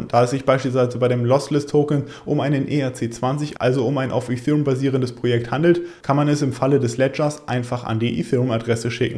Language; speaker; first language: German; native; German